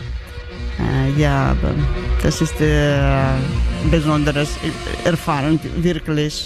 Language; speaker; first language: German; non-native, learner; Georgian